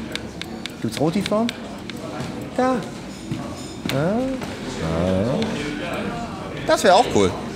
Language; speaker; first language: German; native; German